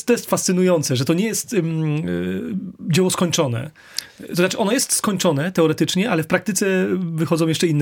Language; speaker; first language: Polish; native; Polish